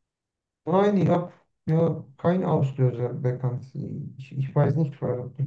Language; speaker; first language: German; non-native, learner; Turkish